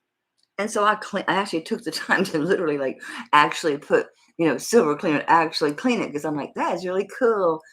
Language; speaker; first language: English; native; English